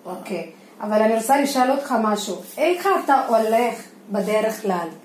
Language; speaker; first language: Hebrew; non-native, fluent; Malayalam